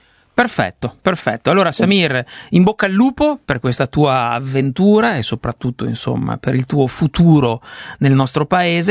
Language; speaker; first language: Italian; native; Italian